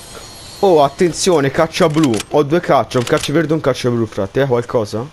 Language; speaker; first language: Italian; native; Italian